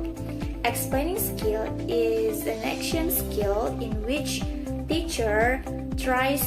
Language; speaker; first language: English; non-native, learner; Indonesian